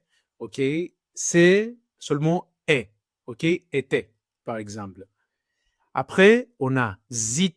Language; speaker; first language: French; non-native, fluent; Greek